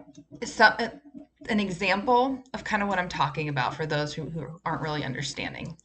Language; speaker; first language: English; native; English